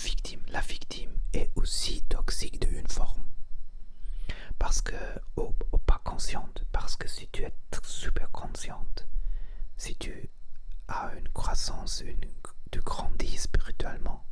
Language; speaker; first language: French; non-native, learner; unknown